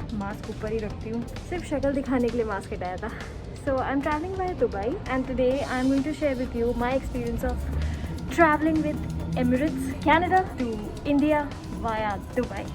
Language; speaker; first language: Hindi; native; Hindi